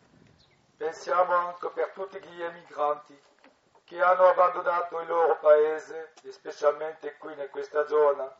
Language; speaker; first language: Italian; non-native, learner; French